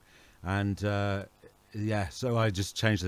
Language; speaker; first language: English; native; English